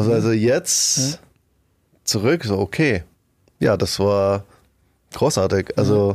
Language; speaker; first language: German; non-native, fluent; French